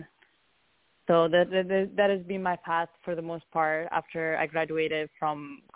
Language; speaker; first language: English; non-native, fluent; Italian